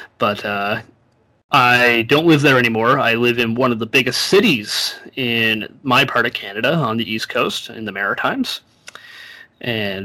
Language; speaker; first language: English; native; English